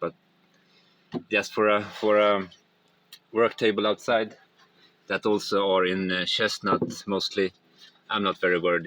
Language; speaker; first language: English; non-native, fluent; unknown